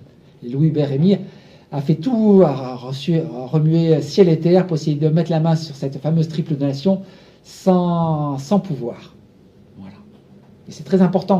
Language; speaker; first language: French; native; French